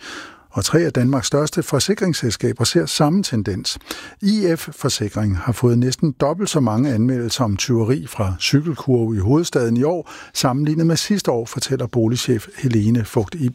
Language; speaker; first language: Danish; native; Danish